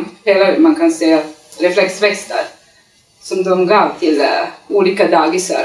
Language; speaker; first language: Swedish; non-native, learner; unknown